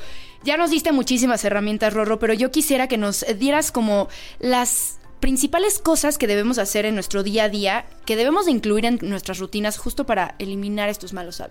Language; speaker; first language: Spanish; native; Spanish